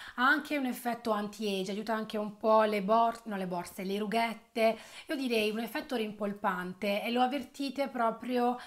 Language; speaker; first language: Italian; native; Italian